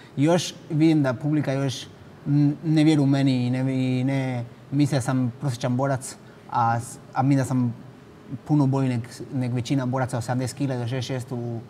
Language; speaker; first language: Bosnian; non-native, fluent; Spanish